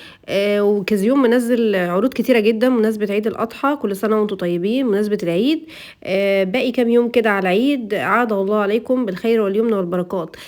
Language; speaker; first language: Arabic; native; Arabic